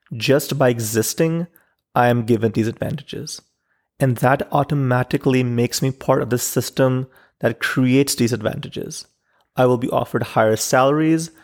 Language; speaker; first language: English; non-native, local second language; Urdu